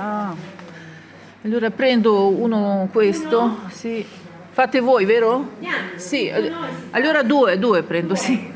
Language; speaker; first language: Italian; non-native, learner; Ukrainian